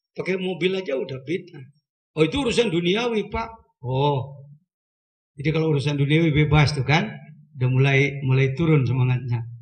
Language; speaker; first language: Indonesian; non-native, local second language; Sundanese